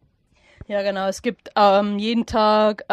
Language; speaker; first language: German; non-native, fluent; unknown